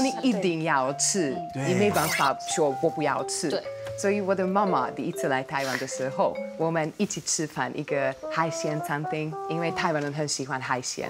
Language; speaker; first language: Chinese; non-native, learner; Hungarian